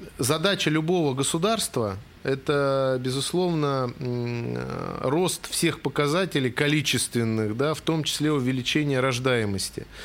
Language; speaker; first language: Russian; native; Russian